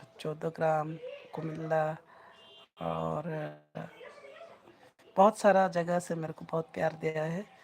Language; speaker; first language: Hindi; non-native, learner; Bangla